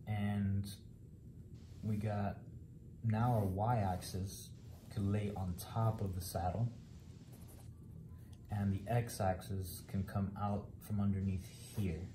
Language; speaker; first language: English; native; English